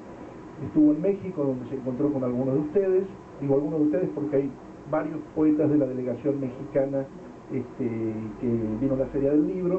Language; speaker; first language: Spanish; native; Spanish